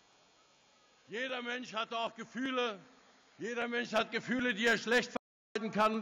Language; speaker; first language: German; native; German